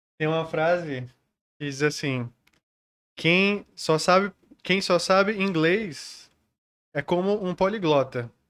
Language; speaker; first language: Portuguese; native; Portuguese